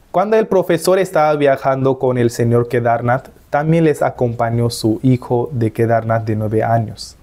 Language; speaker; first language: Spanish; non-native, fluent; Hindi